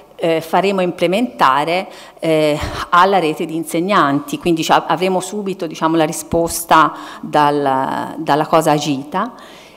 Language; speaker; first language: Italian; native; Italian